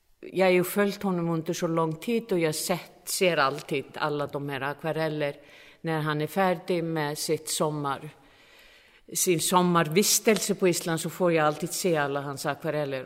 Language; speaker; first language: Swedish; non-native, fluent; Icelandic